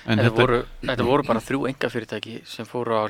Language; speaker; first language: Icelandic; native; Icelandic